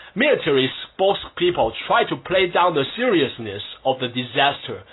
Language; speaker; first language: English; non-native, fluent; Chinese